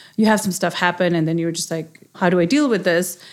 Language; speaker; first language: English; non-native, local second language; Urdu